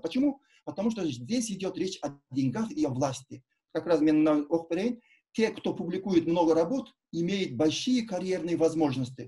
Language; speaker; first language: Russian; non-native, local second language; Kyrgyz